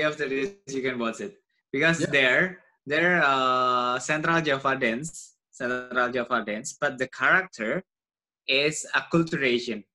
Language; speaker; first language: English; non-native, learner; Indonesian